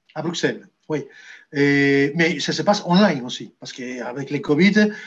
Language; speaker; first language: French; non-native, fluent; Spanish